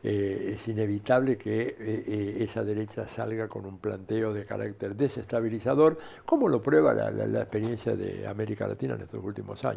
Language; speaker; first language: Spanish; native; Spanish